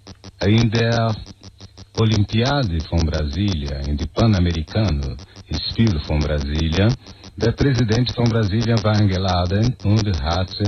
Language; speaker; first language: German; non-native, learner; Portuguese